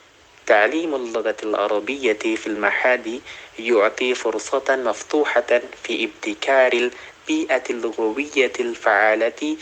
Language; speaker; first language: Arabic; non-native, learner; Indonesian